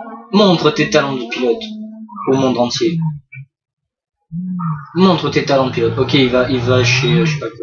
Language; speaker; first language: French; native; French